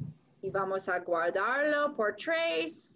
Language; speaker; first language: Spanish; non-native, fluent; English